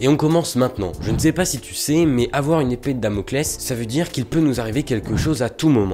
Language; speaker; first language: French; native; French